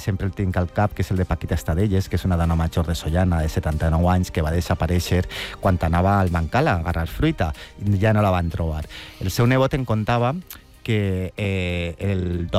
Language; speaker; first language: Catalan; native; Catalan